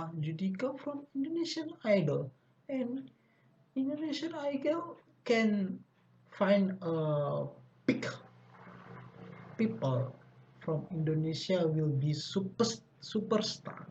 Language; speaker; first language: English; non-native, learner; Indonesian